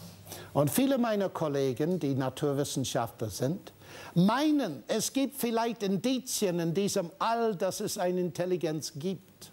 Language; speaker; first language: German; non-native, fluent; English